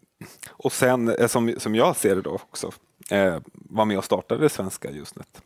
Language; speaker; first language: Swedish; native; Swedish